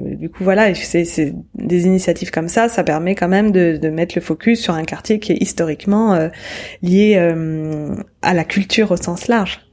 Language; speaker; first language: French; native; French